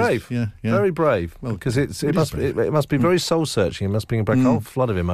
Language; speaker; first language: English; native; English